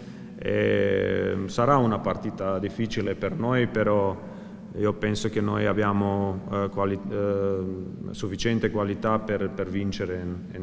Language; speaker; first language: Italian; non-native, fluent; Croatian